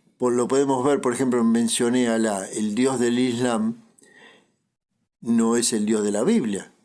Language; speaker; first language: Spanish; native; Spanish